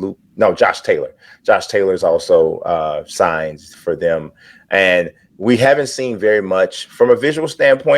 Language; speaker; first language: English; native; English